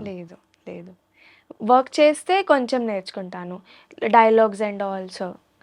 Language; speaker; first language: Telugu; non-native, learner; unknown